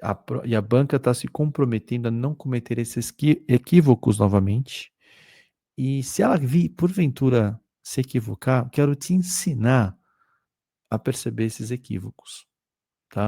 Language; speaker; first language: Portuguese; native; Portuguese